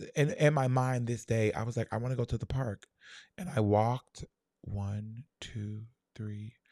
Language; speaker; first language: English; native; English